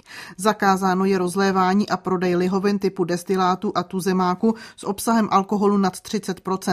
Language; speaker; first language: Czech; native; Czech